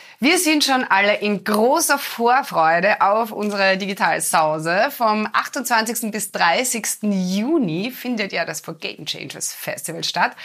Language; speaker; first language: German; native; German